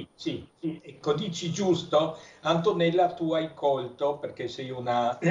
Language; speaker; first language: Italian; native; Italian